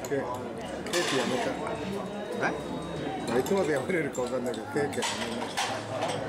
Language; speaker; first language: Japanese; native; Japanese